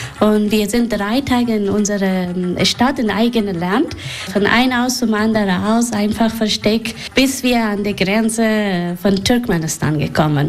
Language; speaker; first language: German; non-native, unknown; Persian